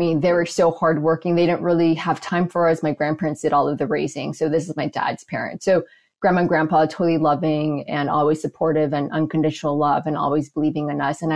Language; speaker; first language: English; native; English